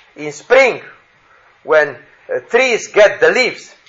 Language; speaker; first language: English; non-native, fluent; Slovenian